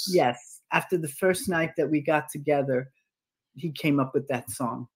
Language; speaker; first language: English; native; English